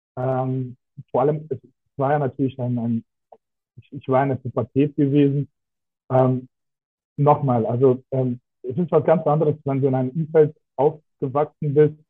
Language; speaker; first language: German; non-native, fluent; Russian